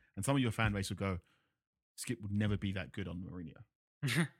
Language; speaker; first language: English; native; English